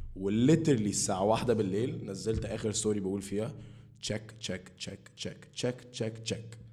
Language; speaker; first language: Arabic; early bilingual, heritage; Arabic